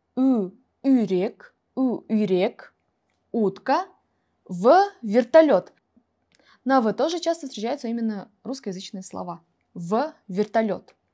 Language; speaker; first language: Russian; non-native, local second language; Kara-Kalpak